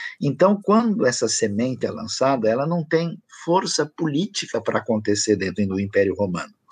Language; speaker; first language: Portuguese; native; Portuguese